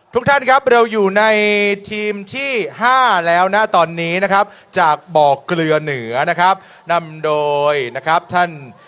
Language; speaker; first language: Thai; native; Thai